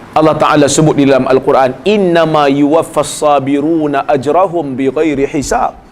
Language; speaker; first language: Malay; native; Malay